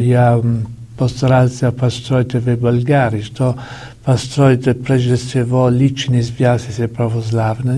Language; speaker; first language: Russian; non-native, learner; Italian